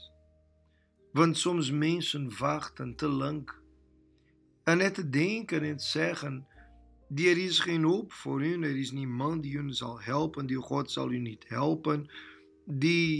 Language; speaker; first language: Dutch; non-native, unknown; Portuguese